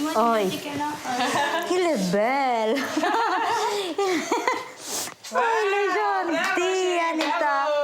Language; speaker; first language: French; non-native, learner; Romanian